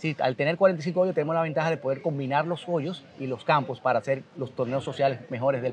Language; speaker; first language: Spanish; native; Spanish